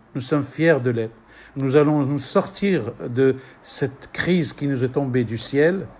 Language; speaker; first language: French; non-native, local second language; Arabic